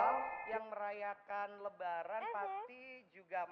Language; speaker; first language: Indonesian; native; Indonesian